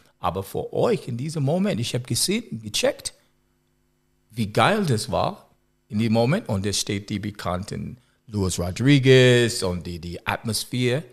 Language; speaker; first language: German; non-native, learner; English